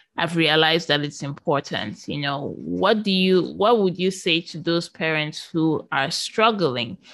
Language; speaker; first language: English; native; English